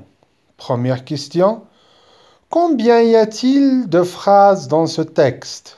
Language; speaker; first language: French; non-native, local second language; Arabic